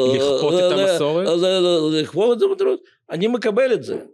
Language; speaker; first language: Hebrew; non-native, fluent; Ukrainian